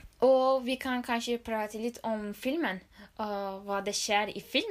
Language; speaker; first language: Norwegian; non-native, learner; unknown